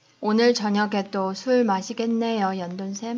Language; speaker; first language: Korean; non-native, fluent; Chinese